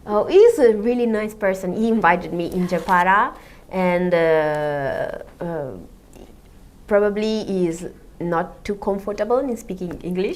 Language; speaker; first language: English; non-native, fluent; Italian